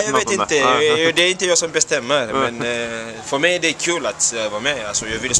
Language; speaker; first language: Swedish; non-native, fluent; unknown